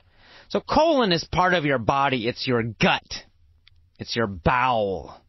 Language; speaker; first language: English; native; English